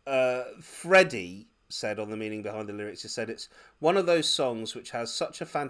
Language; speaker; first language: English; native; English